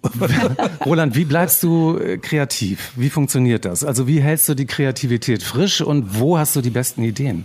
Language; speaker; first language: German; native; German